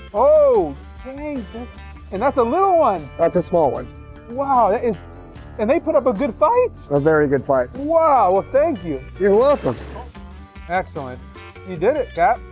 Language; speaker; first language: English; native; English